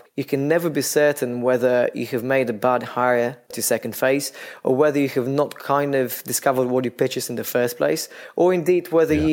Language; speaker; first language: English; non-native, fluent; Bulgarian